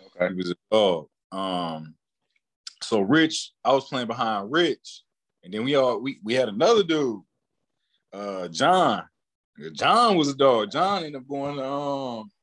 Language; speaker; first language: English; native; English